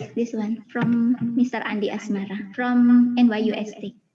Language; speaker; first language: English; non-native, fluent; Indonesian